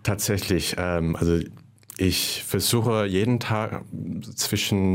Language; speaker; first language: German; non-native, fluent; Cantonese